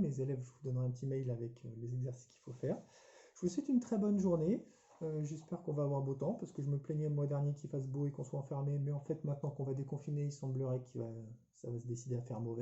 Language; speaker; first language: French; native; French